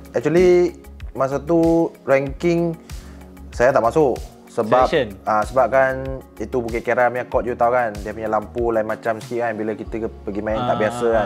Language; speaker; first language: Malay; non-native, local second language; Min Nan Chinese